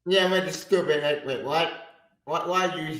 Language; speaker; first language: English; native; English